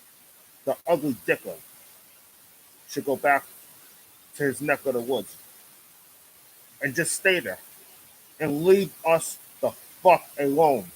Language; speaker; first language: English; native; English